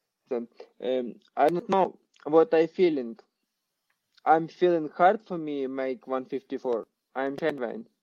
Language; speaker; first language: English; non-native, learner; Ukrainian